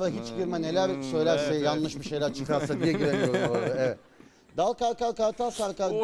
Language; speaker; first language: Turkish; native; Turkish